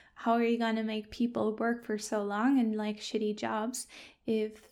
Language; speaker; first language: English; non-native, fluent; German